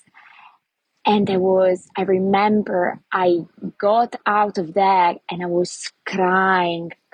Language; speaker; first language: English; non-native, fluent; Italian